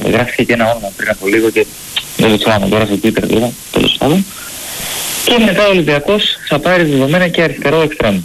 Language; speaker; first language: Greek; native; Greek